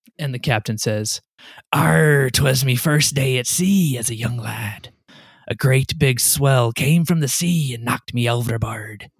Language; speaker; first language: English; native; English